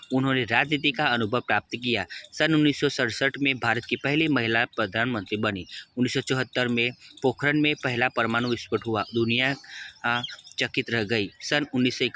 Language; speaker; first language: Hindi; non-native, local second language; Gujarati